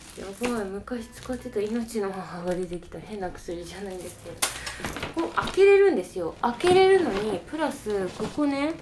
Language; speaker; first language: Japanese; native; Japanese